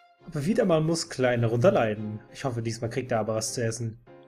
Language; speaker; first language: German; native; German